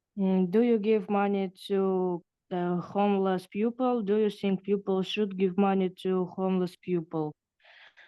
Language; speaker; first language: English; non-native, learner; Russian